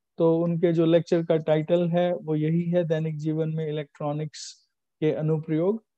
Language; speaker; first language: Hindi; native; Hindi